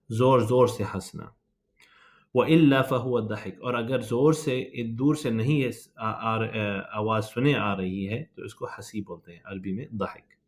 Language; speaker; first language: Urdu; native; Urdu